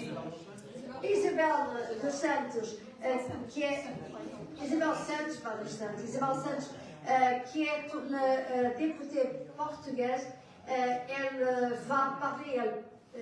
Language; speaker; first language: French; non-native, fluent; Portuguese